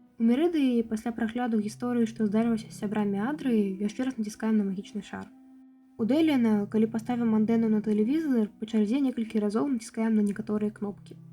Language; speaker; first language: Belarusian; native; Belarusian